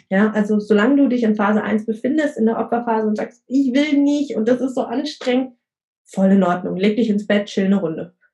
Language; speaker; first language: German; early bilingual, other home language; Vietnamese